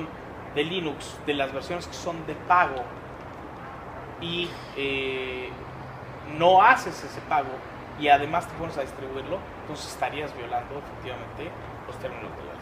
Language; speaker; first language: Spanish; native; Spanish